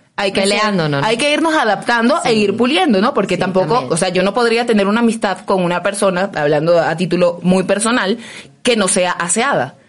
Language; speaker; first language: Spanish; native; Spanish